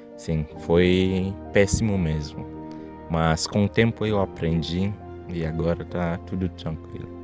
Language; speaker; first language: Portuguese; non-native, fluent; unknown